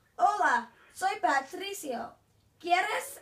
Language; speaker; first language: Spanish; non-native, learner; English